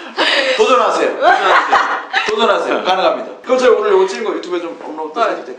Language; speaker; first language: Korean; native; Korean